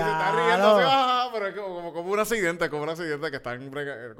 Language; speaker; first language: Spanish; native; Spanish